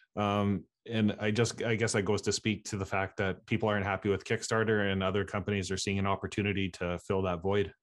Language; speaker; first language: English; native; English